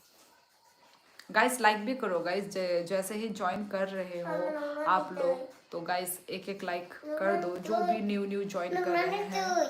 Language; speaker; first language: Hindi; non-native, local second language; Kok Borok